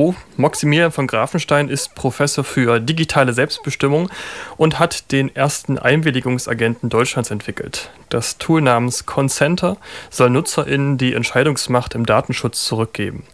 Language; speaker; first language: German; native; German